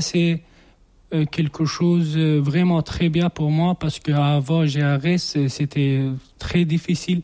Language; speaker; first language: French; non-native, learner; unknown